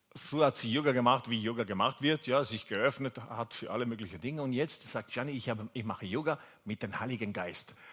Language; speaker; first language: German; non-native, fluent; Italian